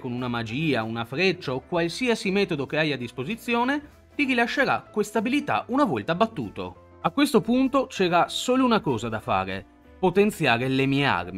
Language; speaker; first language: Italian; native; Italian